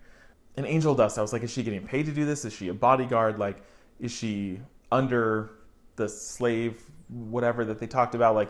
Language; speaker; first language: English; native; English